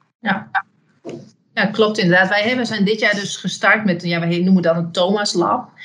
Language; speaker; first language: Dutch; native; Dutch